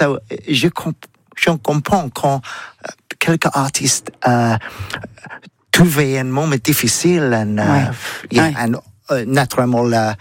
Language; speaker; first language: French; non-native, learner; English